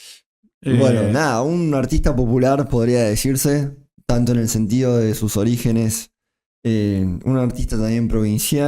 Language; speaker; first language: Spanish; native; Spanish